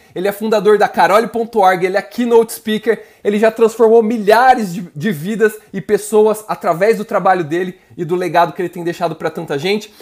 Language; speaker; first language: Portuguese; native; Portuguese